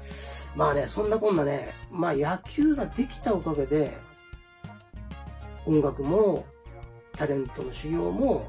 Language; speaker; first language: Japanese; native; Japanese